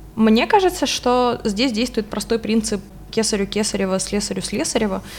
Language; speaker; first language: Russian; non-native, local second language; Ukrainian